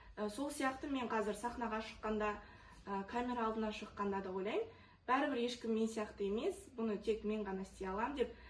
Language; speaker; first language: Kazakh; non-native, local second language; Russian